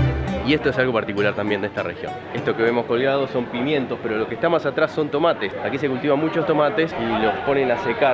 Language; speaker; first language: Spanish; native; Spanish